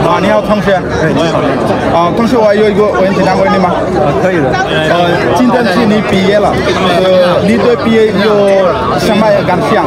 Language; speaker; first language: Chinese; non-native, learner; Bangla